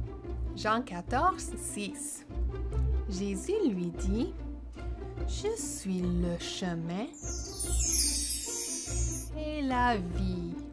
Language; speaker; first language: French; native; French